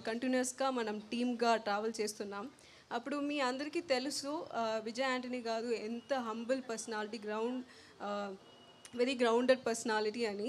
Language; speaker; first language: Telugu; non-native, local second language; Tamil